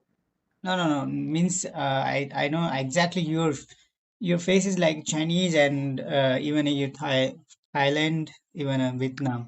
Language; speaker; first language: English; non-native, learner; Nepali